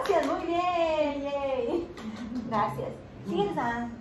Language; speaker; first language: Spanish; non-native, fluent; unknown